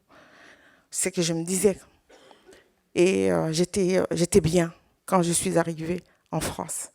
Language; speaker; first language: French; non-native, local second language; Swahili